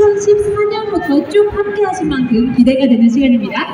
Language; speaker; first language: Korean; native; Korean